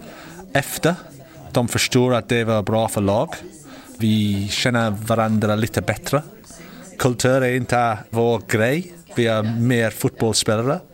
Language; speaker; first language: Swedish; non-native, learner; English